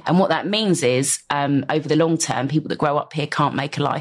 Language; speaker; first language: English; native; English